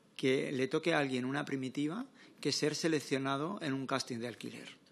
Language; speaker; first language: Spanish; native; Spanish